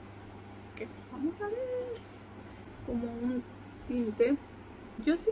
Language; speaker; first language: Spanish; native; Spanish